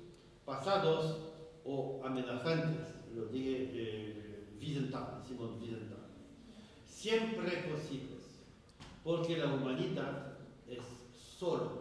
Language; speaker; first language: Spanish; non-native, fluent; French